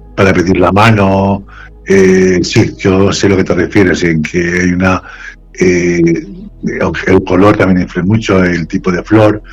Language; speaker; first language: Spanish; native; Spanish